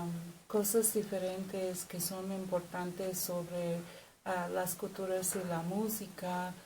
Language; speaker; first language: Spanish; non-native, fluent; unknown